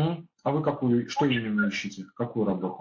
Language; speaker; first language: Russian; native; Russian